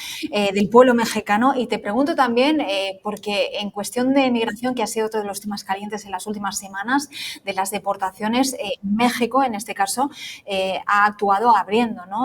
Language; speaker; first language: Spanish; native; Spanish